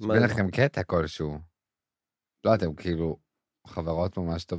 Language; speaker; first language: Hebrew; native; Hebrew